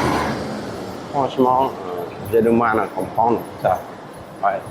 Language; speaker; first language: French; non-native, fluent; Vietnamese